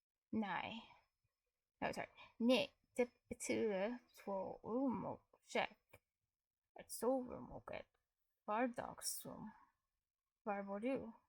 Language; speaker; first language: Swedish; non-native, learner; English